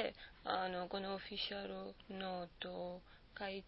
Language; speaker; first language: Japanese; non-native, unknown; Georgian